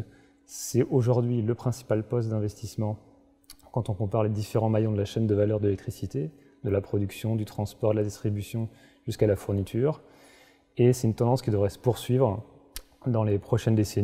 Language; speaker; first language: French; native; French